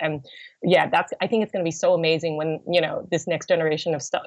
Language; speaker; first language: English; native; English